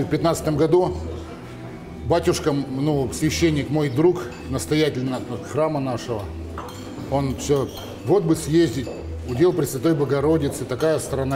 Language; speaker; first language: Russian; native; Russian